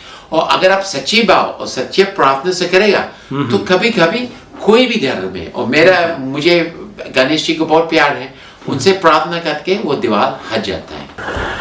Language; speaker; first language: Hindi; non-native, fluent; English